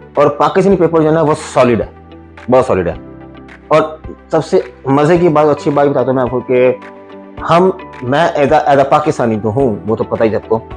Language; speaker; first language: Urdu; native; Urdu